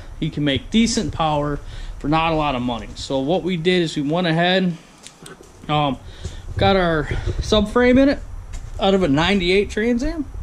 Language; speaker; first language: English; native; English